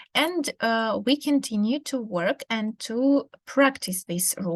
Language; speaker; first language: English; non-native, fluent; Ukrainian